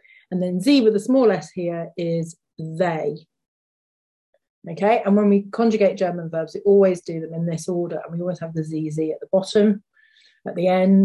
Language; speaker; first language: English; native; English